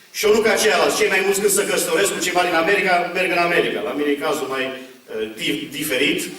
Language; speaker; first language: Romanian; early bilingual, heritage; Romanian